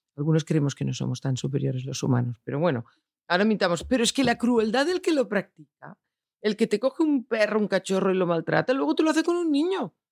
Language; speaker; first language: Spanish; non-native, local second language; Catalan